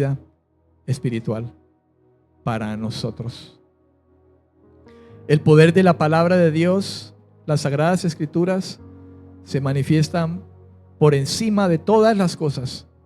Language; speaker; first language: Spanish; native; Spanish